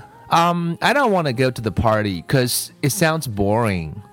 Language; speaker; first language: English; non-native, fluent; Chinese